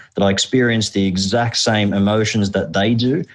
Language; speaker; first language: English; early bilingual, other home language; Arabic